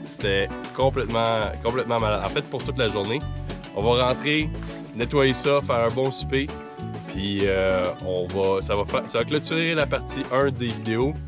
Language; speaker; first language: French; native; French